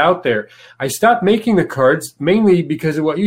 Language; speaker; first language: English; native; English